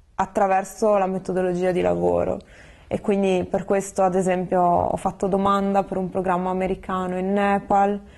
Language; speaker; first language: Italian; native; Italian